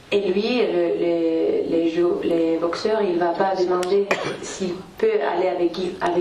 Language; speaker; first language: French; non-native, fluent; Spanish